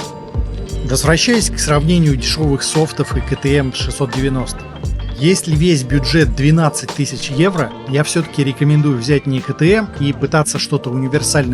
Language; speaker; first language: Russian; native; Russian